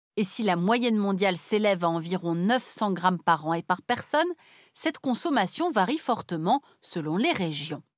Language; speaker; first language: French; native; French